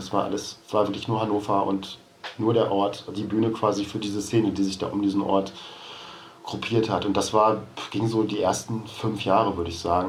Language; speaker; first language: German; native; German